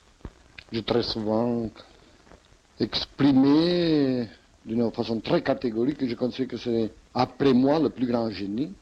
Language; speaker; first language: French; non-native, fluent; Catalan